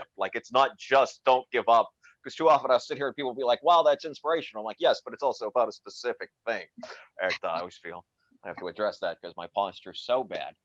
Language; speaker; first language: English; native; English